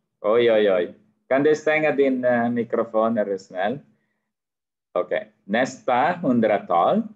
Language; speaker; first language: Swedish; non-native, fluent; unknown